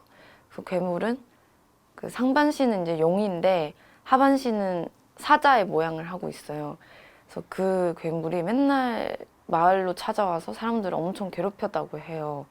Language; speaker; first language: Korean; non-native, fluent; Chinese